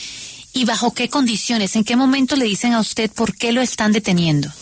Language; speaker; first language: Spanish; native; Spanish